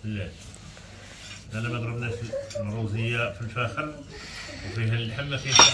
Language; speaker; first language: Arabic; native; Arabic